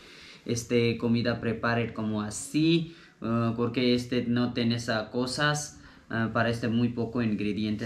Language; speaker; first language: Spanish; non-native, learner; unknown